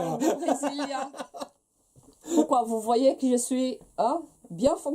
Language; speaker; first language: French; non-native, fluent; Portuguese